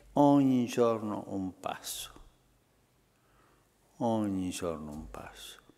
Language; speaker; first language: Italian; non-native, fluent; Spanish